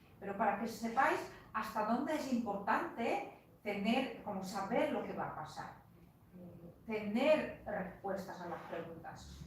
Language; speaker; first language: Spanish; non-native, fluent; Polish